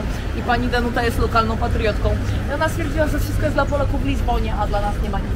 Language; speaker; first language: Polish; native; Polish